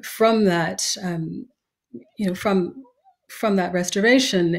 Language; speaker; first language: English; native; English